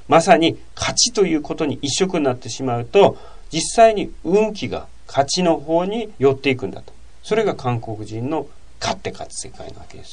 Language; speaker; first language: Japanese; native; Japanese